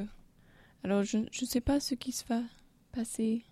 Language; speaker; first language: French; non-native, learner; English